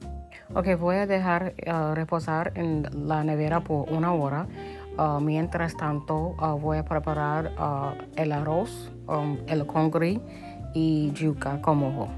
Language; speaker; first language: Spanish; early bilingual, heritage; Spanish